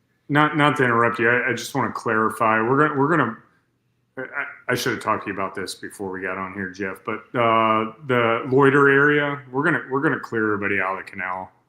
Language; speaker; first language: English; native; English